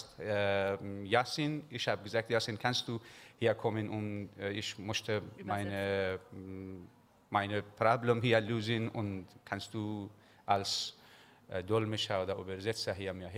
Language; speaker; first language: German; non-native, learner; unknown